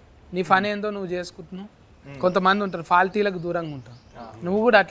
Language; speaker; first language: Telugu; native; Telugu